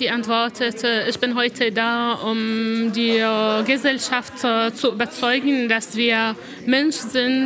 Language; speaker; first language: German; non-native, learner; Arabic